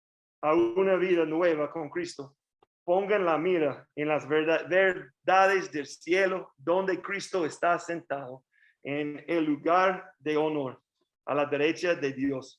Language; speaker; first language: Spanish; non-native, learner; English